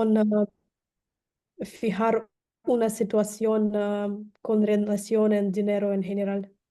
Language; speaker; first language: Spanish; non-native, learner; Portuguese